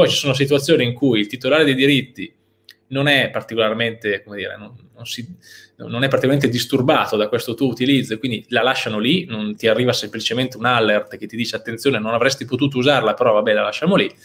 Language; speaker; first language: Italian; native; Italian